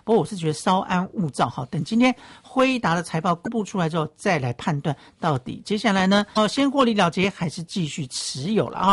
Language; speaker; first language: Chinese; native; Chinese